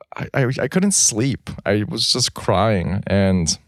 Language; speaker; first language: English; native; English